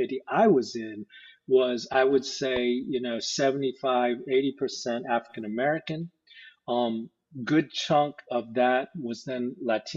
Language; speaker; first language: English; early bilingual, other home language; Korean